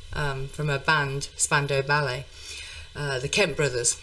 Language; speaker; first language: English; native; English